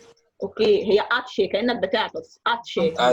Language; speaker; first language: Arabic; native; Arabic